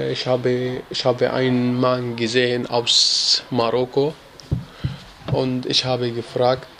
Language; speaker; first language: German; non-native, learner; Arabic